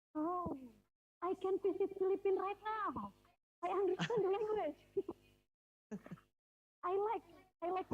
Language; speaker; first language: English; non-native, fluent; Indonesian